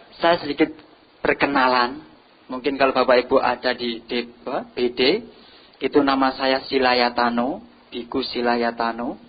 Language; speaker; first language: Indonesian; non-native, local second language; Javanese